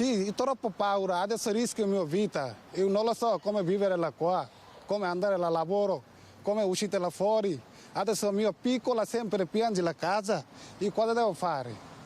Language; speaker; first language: Italian; non-native, learner; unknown